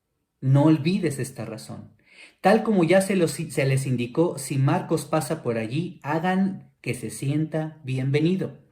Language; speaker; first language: Spanish; native; Spanish